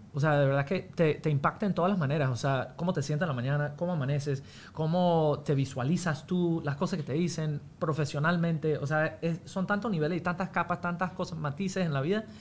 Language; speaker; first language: Spanish; non-native, fluent; English